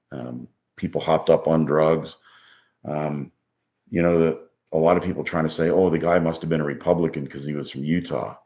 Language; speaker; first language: English; native; English